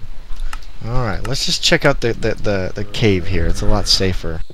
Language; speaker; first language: English; native; English